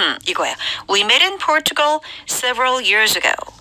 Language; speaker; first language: English; non-native, fluent; Korean